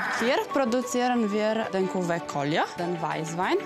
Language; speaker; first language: German; non-native, fluent; Italian